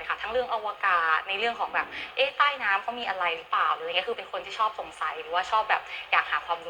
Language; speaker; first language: Thai; native; Thai